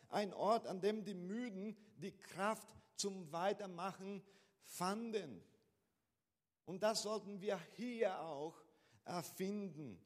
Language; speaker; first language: German; non-native, fluent; Portuguese